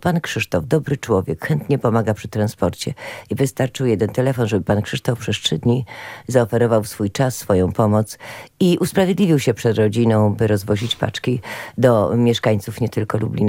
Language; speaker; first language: Polish; native; Polish